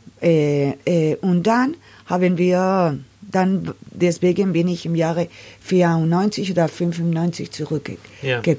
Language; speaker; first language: German; non-native, learner; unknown